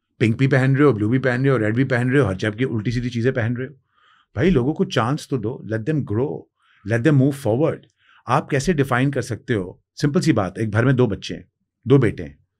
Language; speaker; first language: Urdu; non-native, local second language; Sindhi